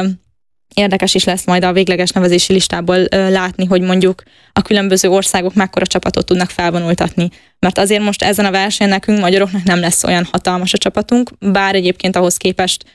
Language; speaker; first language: Hungarian; native; Hungarian